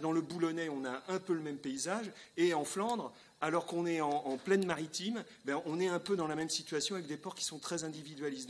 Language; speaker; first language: French; native; French